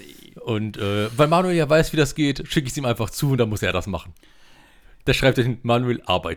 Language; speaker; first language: German; native; German